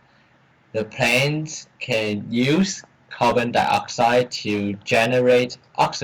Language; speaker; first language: English; non-native, learner; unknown